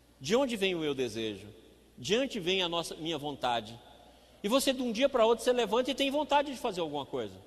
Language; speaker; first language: Portuguese; native; Portuguese